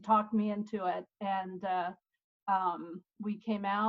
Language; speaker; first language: English; native; English